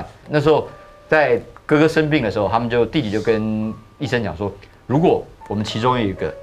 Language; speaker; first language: Chinese; native; Chinese